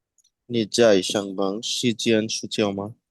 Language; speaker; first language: Chinese; non-native, learner; Bangla